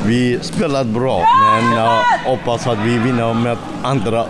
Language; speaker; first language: Swedish; non-native, learner; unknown